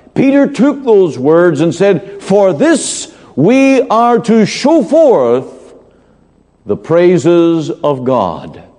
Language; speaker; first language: English; native; English